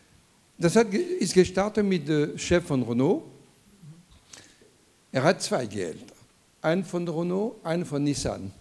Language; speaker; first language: German; non-native, fluent; French